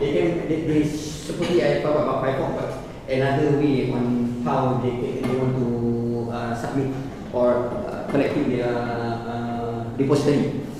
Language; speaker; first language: English; non-native, local second language; Malay